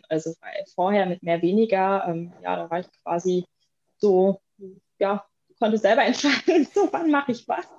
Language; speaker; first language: German; native; German